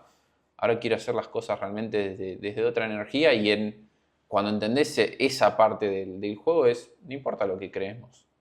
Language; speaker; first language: Spanish; native; Spanish